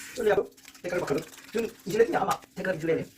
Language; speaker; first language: Turkish; non-native, learner; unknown